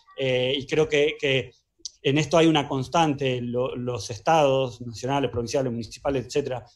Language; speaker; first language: Spanish; native; Spanish